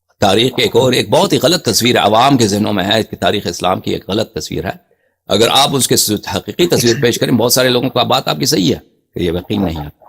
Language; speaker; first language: Urdu; native; Urdu